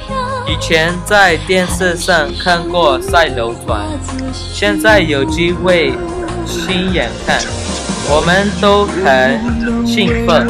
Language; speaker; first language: Chinese; non-native, learner; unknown